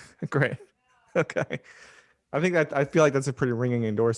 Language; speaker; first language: English; native; English